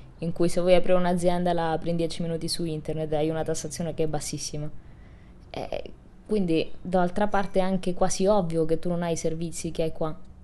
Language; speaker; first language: Italian; early bilingual, other home language; Spanish